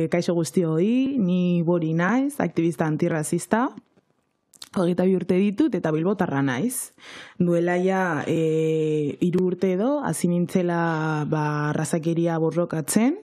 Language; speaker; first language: Basque; non-native, local second language; Spanish